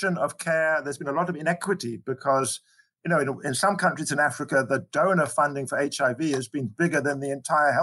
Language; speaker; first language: English; native; English